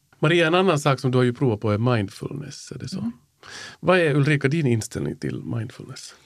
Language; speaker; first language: Swedish; native; Swedish